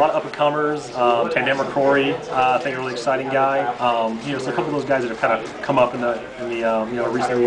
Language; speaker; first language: English; native; English